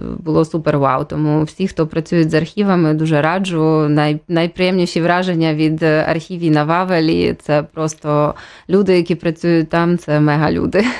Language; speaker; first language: Ukrainian; native; Ukrainian